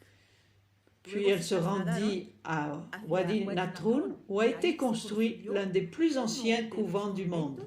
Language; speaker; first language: French; non-native, fluent; Arabic